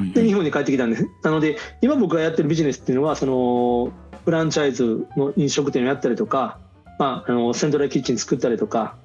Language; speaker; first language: Japanese; native; Japanese